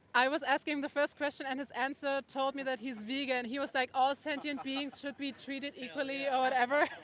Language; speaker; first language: English; non-native, fluent; German